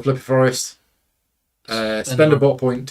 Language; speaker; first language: English; native; English